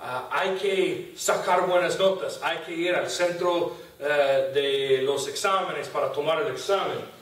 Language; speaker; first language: Spanish; non-native, fluent; English